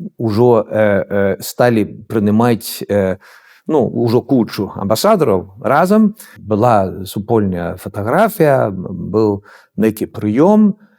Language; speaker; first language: Belarusian; non-native, fluent; Swedish